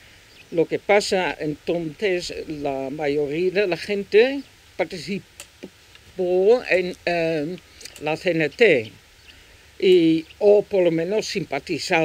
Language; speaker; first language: Spanish; non-native, fluent; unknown